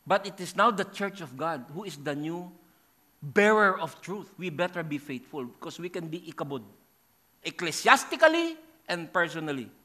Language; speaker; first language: English; non-native, local second language; Filipino